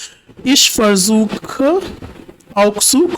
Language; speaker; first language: German; non-native, fluent; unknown